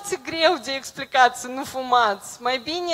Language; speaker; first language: Romanian; non-native, local second language; Russian